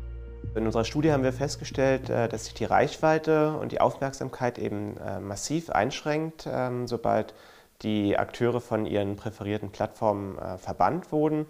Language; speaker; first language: German; native; German